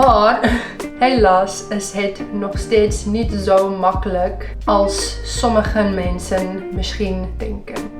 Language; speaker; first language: Dutch; non-native, learner; Afrikaans